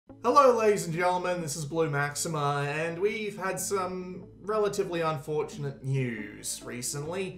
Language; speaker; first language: English; native; English